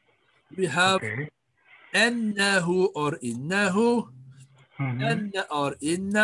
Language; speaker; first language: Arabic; non-native, fluent; English